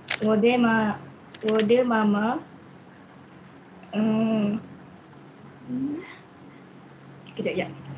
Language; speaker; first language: Chinese; non-native, learner; Malay